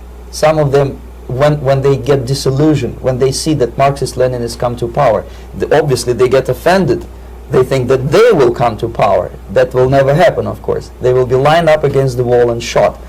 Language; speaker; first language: English; non-native, fluent; Russian